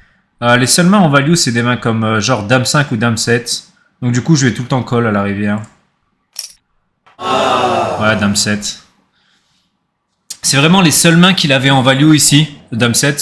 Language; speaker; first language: French; native; French